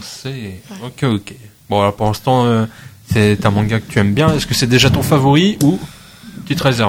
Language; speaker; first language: French; native; French